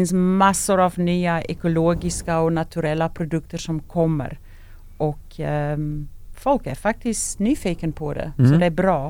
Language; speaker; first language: Swedish; non-native, fluent; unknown